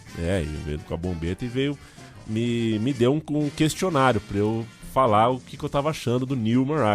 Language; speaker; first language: Portuguese; native; Portuguese